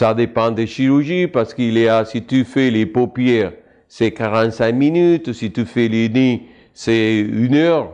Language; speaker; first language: French; non-native, fluent; Spanish